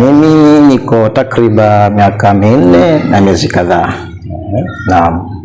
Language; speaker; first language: Swahili; native; Swahili